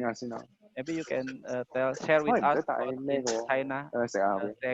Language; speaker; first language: English; non-native, learner; Indonesian